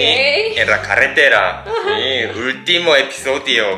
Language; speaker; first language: Spanish; non-native, learner; Japanese